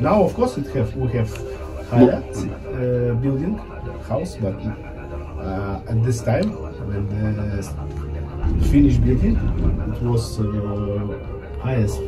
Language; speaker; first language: English; non-native, learner; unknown